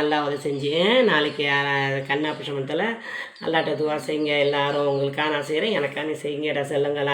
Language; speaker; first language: Tamil; native; Tamil